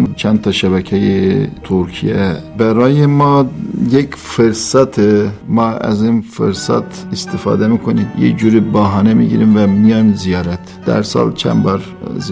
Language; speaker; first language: Persian; non-native, fluent; Turkish